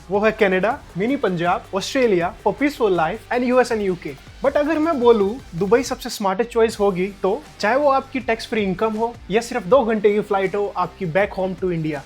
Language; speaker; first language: Hindi; native; Hindi